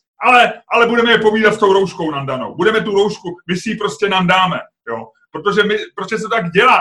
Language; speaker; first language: Czech; native; Czech